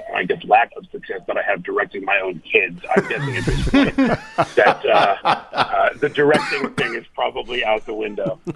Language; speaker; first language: English; native; English